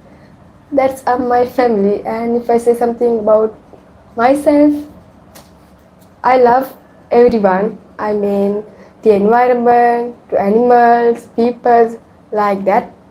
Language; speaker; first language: English; non-native, learner; Sinhala